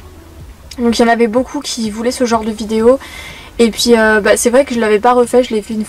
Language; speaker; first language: French; native; French